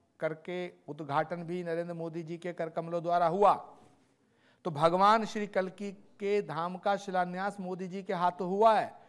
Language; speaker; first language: Hindi; native; Hindi